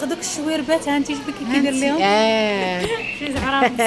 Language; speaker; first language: Arabic; native; Arabic